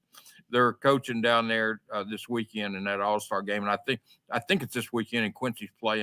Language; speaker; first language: English; native; English